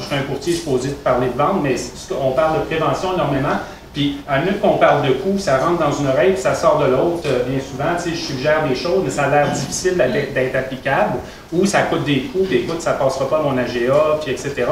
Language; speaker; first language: French; native; French